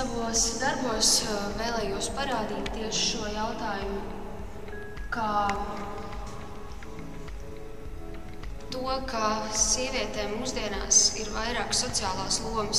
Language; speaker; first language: Latvian; native; Latvian